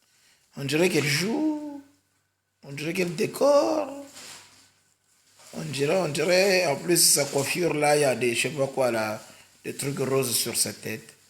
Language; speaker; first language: French; native; French